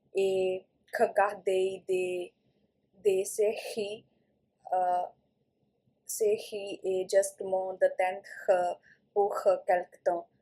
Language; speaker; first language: French; non-native, learner; Punjabi